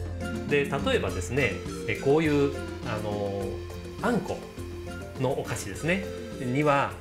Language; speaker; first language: Japanese; native; Japanese